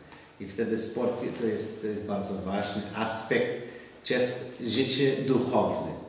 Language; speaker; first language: Polish; non-native, learner; English